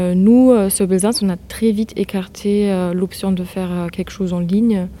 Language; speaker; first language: French; non-native, fluent; German